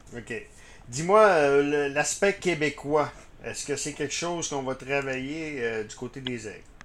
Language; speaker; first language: French; native; French